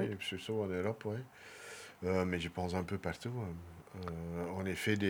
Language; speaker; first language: French; non-native, local second language; Dutch